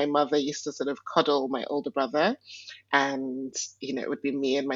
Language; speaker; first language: English; non-native, local second language; Igbo